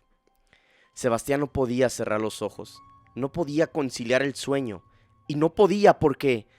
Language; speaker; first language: Spanish; native; Spanish